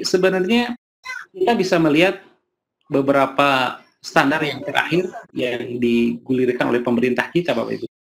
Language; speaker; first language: Indonesian; native; Indonesian